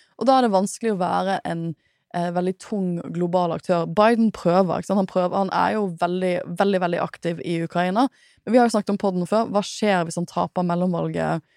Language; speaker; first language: Norwegian; native; Norwegian